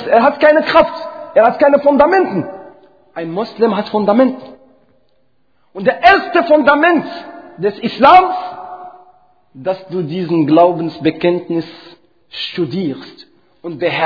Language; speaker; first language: German; non-native, fluent; Arabic